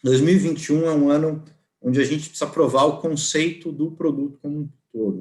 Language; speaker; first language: Portuguese; native; Portuguese